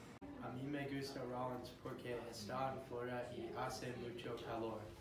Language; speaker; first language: Spanish; non-native, learner; English